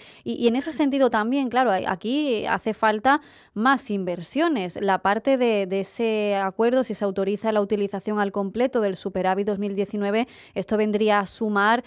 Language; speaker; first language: Spanish; native; Spanish